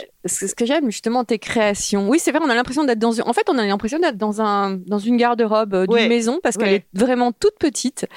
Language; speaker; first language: French; native; French